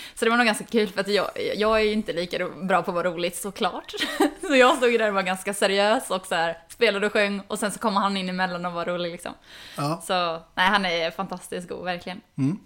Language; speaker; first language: Swedish; native; Swedish